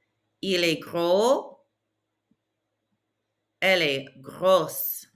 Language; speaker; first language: French; non-native, fluent; English